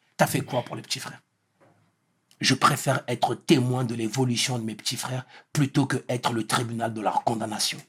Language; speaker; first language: French; early bilingual, other home language; Lingala